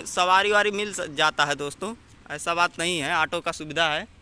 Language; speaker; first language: Hindi; native; Hindi